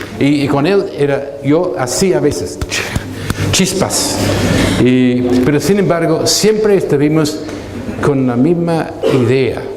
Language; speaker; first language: Spanish; non-native, fluent; English